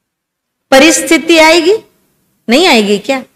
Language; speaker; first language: Hindi; native; Hindi